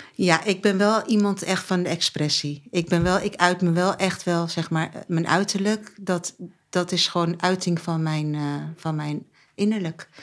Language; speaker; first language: Dutch; early bilingual, other home language; Turkish